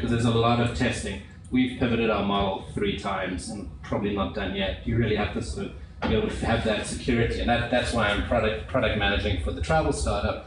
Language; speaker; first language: English; native; English